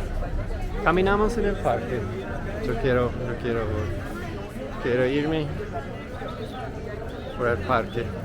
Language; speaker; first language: Spanish; non-native, learner; English